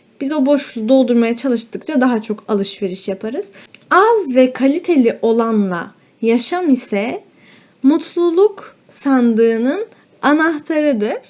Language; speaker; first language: Turkish; native; Turkish